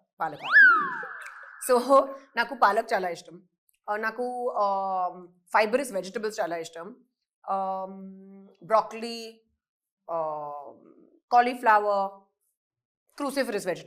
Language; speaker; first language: Telugu; non-native, local second language; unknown